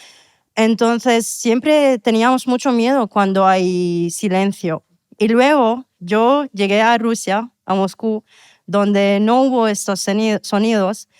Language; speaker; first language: Spanish; non-native, fluent; Arabic